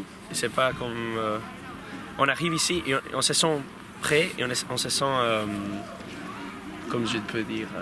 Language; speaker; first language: French; non-native, learner; Spanish